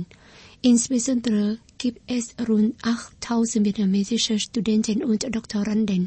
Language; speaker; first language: German; non-native, fluent; Vietnamese